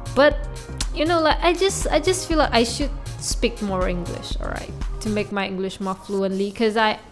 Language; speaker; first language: English; non-native, local second language; Chinese